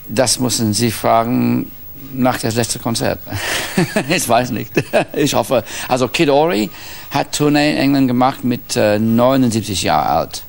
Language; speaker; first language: German; non-native, fluent; English